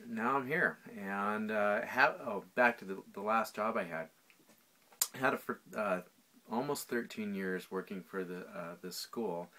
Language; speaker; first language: English; native; English